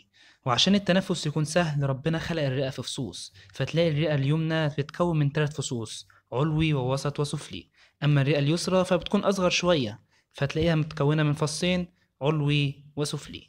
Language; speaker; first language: Arabic; native; Arabic